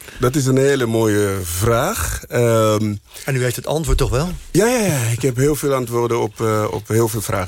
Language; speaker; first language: Dutch; non-native, fluent; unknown